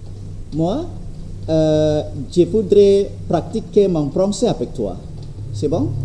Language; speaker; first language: French; non-native, learner; Indonesian